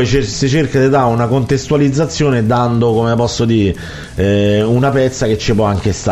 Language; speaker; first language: Italian; native; Italian